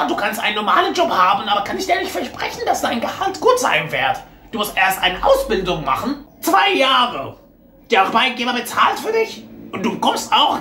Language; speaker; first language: German; non-native, fluent; Arabic